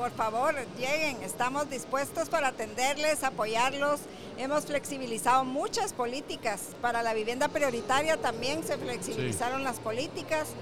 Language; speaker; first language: Spanish; native; Spanish